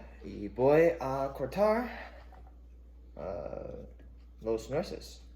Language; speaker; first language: Spanish; non-native, learner; English